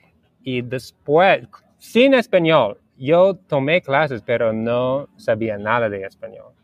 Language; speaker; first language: Spanish; non-native, learner; English